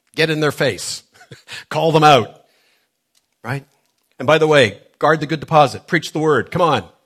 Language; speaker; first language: English; native; English